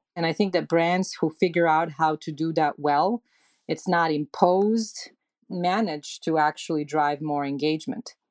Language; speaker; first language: English; non-native, fluent; Serbian